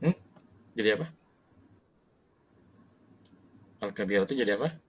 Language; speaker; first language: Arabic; non-native, fluent; Indonesian